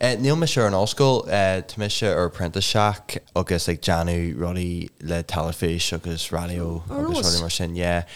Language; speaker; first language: Irish; non-native, local second language; English